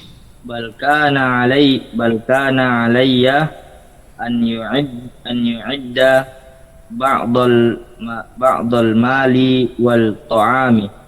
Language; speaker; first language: Arabic; non-native, learner; Indonesian